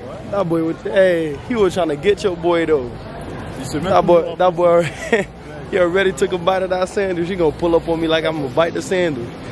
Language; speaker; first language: English; early bilingual, other home language; French